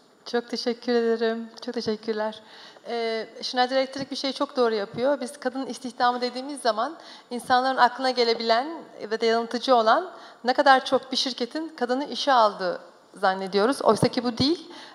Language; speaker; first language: Turkish; native; Turkish